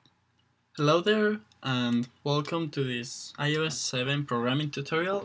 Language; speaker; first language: English; non-native, fluent; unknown